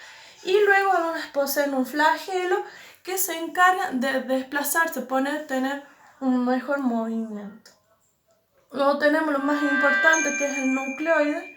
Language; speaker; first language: Spanish; native; Spanish